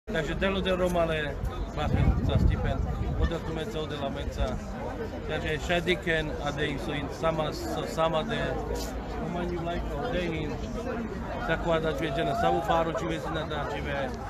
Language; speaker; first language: Slovak; non-native, local second language; Romany